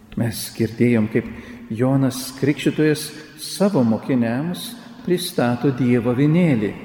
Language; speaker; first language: Lithuanian; native; Lithuanian